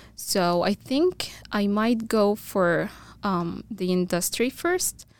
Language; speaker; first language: English; non-native, fluent; Arabic